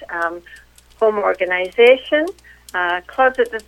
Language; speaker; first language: English; native; English